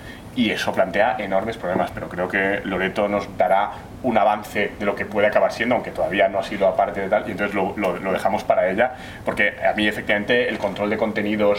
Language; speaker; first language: Spanish; native; Spanish